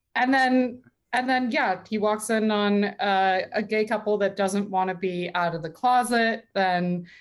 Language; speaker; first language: English; native; English